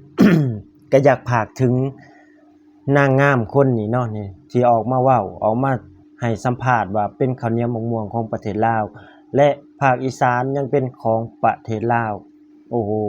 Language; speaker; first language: Thai; non-native, local second language; Northeastern Thai